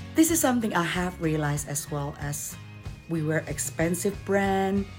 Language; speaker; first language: English; non-native, fluent; Indonesian